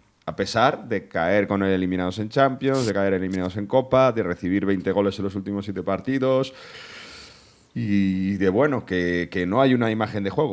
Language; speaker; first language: Spanish; native; Spanish